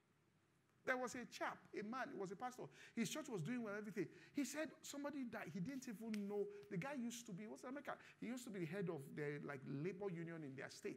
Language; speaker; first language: English; non-native, local second language; Yoruba